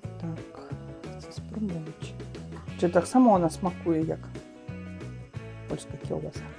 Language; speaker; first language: Polish; non-native, learner; Russian